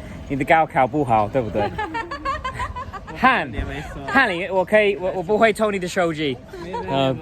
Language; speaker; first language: Chinese; non-native, learner; English